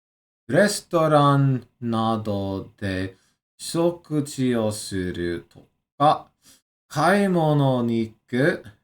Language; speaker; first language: Japanese; non-native, learner; English